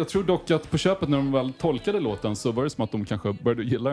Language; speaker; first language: Swedish; native; Swedish